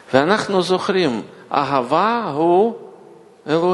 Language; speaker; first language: Hebrew; non-native, fluent; Russian